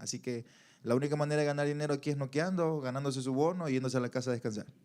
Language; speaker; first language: Spanish; native; Spanish